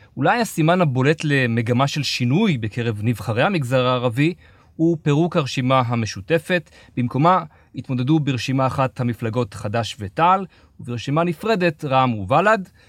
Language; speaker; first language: Hebrew; native; Hebrew